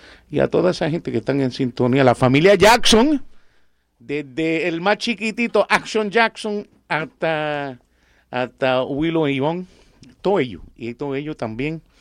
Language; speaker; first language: Spanish; native; Spanish